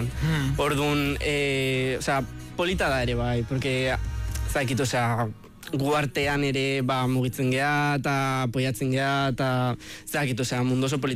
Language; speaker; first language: Basque; non-native, local second language; Spanish